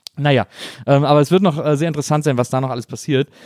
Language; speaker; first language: German; native; German